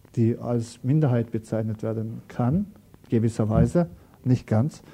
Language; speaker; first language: German; non-native, learner; Turkish